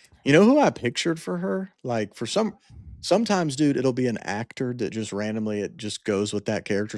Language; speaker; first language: English; native; English